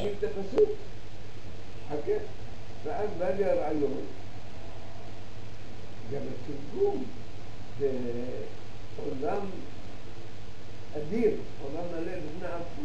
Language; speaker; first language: Hebrew; early bilingual, other home language; Arabic